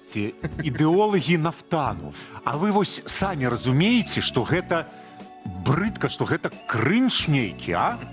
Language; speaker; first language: Belarusian; native; Belarusian